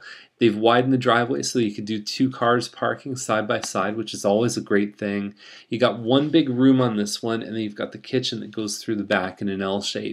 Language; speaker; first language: English; native; English